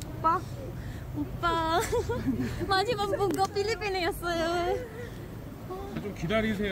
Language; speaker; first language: Korean; non-native, learner; Urdu